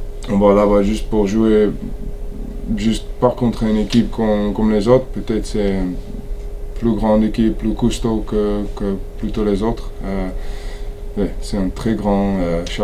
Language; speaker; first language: French; non-native, fluent; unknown